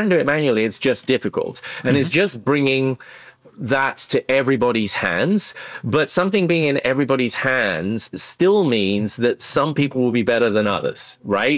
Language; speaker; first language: English; non-native, local second language; Akan